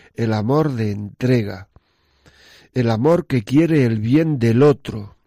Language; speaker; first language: Spanish; native; Spanish